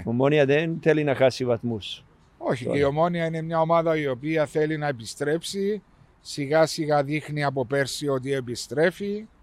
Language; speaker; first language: Greek; non-native, learner; Serbian